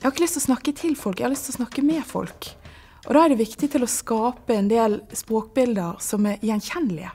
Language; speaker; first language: Norwegian; non-native, fluent; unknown